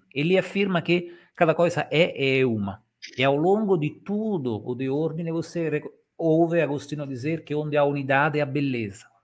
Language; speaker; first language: Portuguese; non-native, fluent; Italian